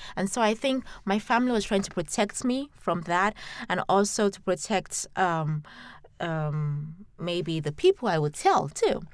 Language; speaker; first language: English; non-native, local second language; Yoruba